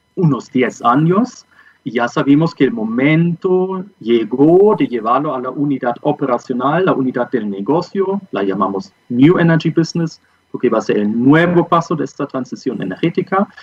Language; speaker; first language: Spanish; non-native, fluent; German